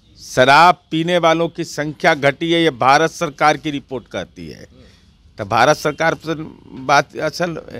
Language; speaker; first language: Hindi; native; Hindi